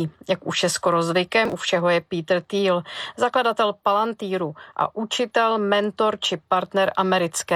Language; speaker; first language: Czech; native; Czech